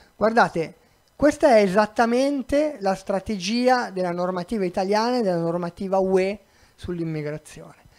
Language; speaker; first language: Italian; native; Italian